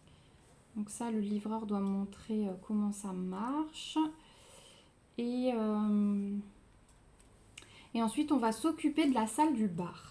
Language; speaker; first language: French; native; French